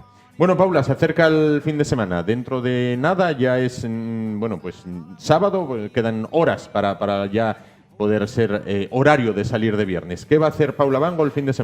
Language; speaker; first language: Spanish; native; Spanish